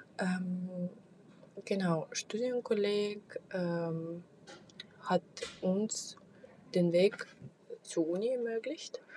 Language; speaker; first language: German; non-native, fluent; Russian